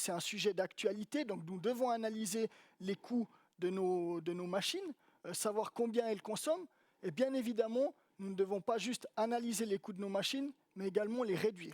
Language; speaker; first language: French; native; French